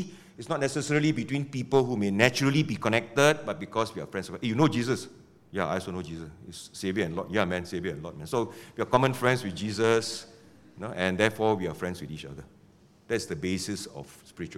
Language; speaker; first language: English; non-native, local second language; Min Nan Chinese